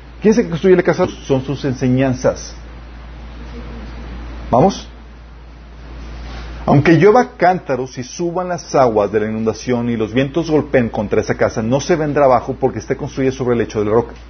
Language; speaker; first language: Spanish; native; Spanish